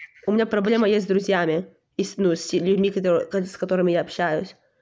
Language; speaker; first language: Russian; early bilingual, heritage; Russian